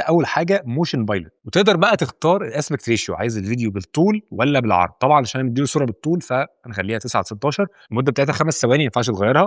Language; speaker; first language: Arabic; native; Arabic